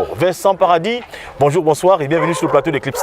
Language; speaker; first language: French; native; French